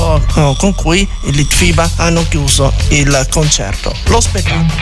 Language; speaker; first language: Italian; native; Italian